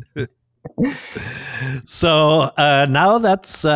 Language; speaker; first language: English; non-native, fluent; French